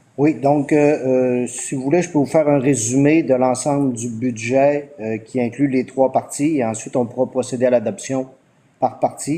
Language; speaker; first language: French; native; French